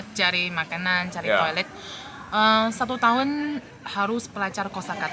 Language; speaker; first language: Indonesian; non-native, fluent; Chinese